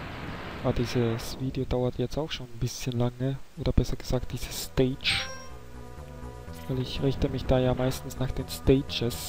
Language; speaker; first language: German; native; German